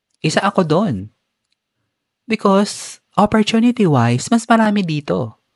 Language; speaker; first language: Filipino; non-native, local second language; Cebuano